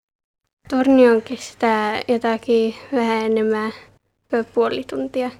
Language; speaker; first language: Finnish; early bilingual, heritage; Finnish